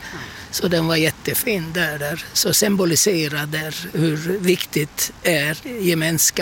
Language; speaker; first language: Swedish; non-native, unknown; Turkish